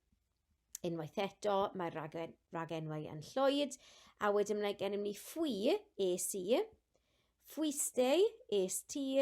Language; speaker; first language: Welsh; non-native, local second language; English